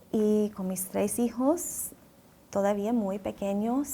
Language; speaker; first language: Spanish; non-native, fluent; English